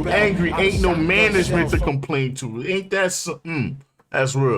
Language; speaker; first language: English; native; English